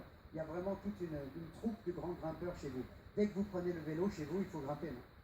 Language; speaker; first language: French; native; French